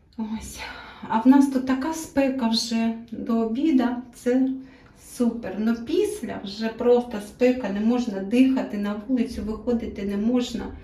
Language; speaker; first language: Ukrainian; native; Ukrainian